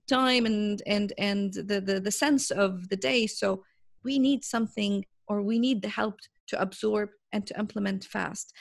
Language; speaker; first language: English; non-native, fluent; Arabic